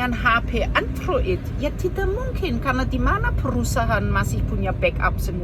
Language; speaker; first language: Indonesian; non-native, fluent; German